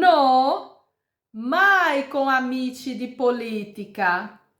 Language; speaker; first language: Italian; non-native, fluent; Portuguese